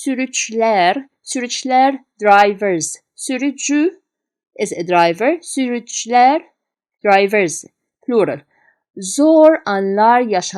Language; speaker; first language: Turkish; non-native, fluent; Arabic